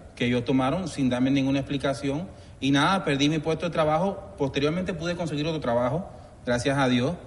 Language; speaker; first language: Spanish; native; Spanish